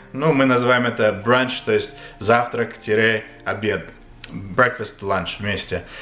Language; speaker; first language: Russian; non-native, fluent; English